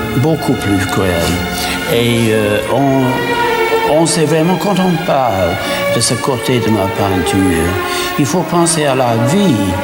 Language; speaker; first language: French; non-native, fluent; English